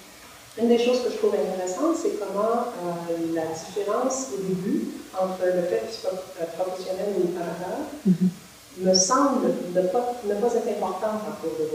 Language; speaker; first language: French; non-native, fluent; English